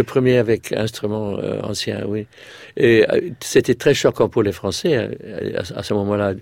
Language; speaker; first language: French; non-native, fluent; English